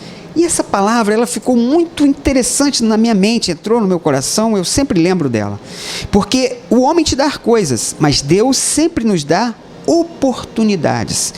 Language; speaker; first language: Portuguese; native; Portuguese